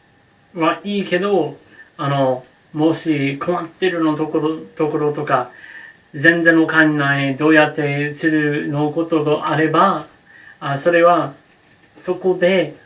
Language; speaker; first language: Japanese; non-native, learner; English